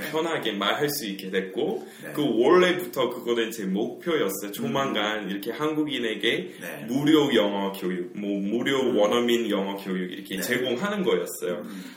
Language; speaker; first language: Korean; non-native, fluent; English